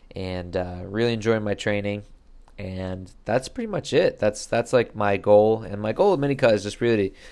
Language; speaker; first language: English; native; English